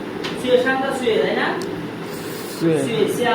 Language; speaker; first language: Chinese; non-native, fluent; Bangla